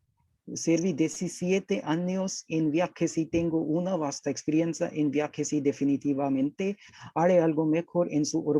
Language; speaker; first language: Spanish; non-native, learner; Hindi